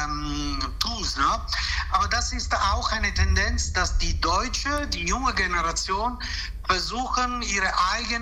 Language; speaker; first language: German; non-native, fluent; Italian